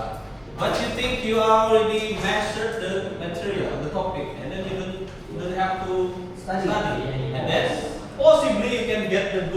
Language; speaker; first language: English; non-native, learner; Indonesian